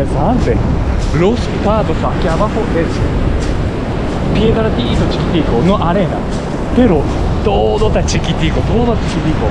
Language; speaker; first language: Spanish; non-native, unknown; Japanese